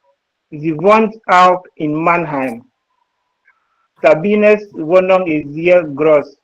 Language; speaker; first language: German; non-native, learner; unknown